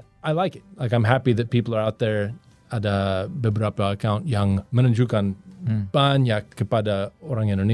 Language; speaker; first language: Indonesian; non-native, learner; English